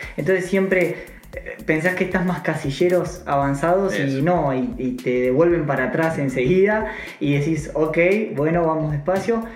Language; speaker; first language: Spanish; native; Spanish